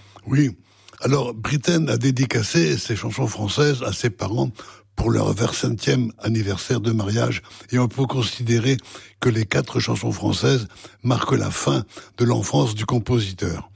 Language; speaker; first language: French; native; French